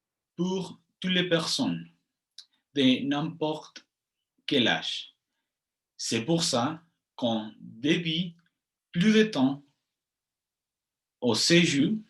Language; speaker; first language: French; non-native, fluent; Spanish